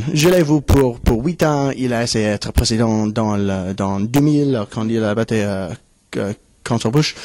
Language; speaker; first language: French; non-native, learner; English